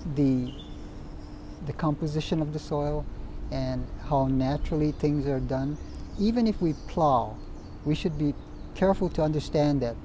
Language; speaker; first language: English; native; English